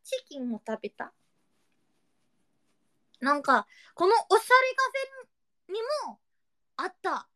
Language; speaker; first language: Japanese; non-native, learner; Indonesian